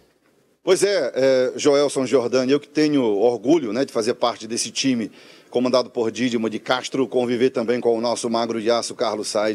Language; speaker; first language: Portuguese; native; Portuguese